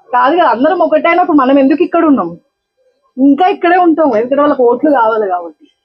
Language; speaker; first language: Telugu; native; Telugu